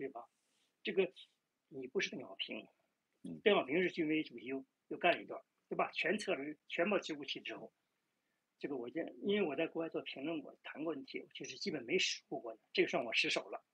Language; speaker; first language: Chinese; native; Chinese